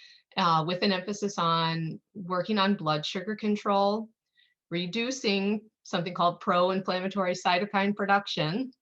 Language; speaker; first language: English; native; English